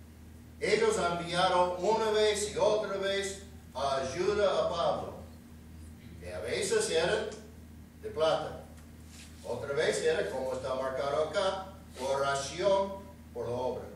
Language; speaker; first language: Spanish; non-native, fluent; English